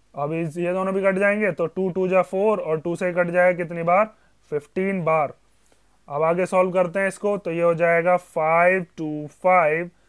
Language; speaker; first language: Hindi; native; Hindi